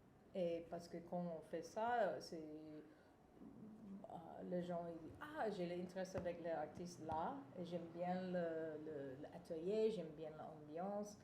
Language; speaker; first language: French; non-native, fluent; English